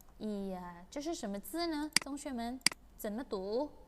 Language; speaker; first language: Chinese; non-native, fluent; Indonesian